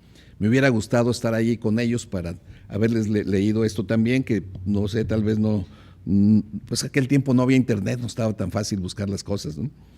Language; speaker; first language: Spanish; native; Spanish